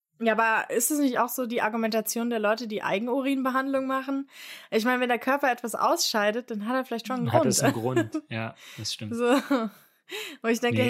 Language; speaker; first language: German; native; German